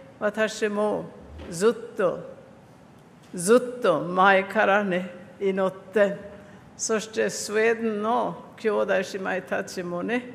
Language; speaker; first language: Japanese; non-native, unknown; Swedish